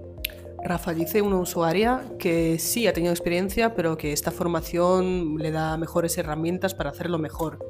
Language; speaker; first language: Spanish; native; Spanish